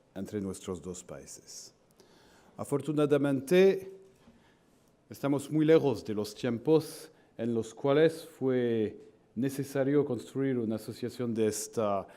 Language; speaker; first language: Spanish; non-native, fluent; French